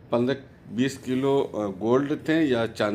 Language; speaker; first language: Hindi; native; Hindi